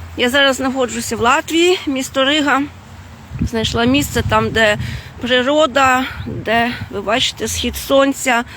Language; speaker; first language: Ukrainian; non-native, fluent; Lithuanian